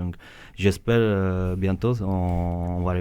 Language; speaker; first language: French; non-native, fluent; Czech